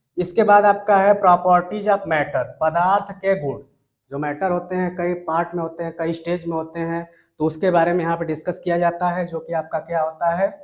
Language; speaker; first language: Hindi; native; Hindi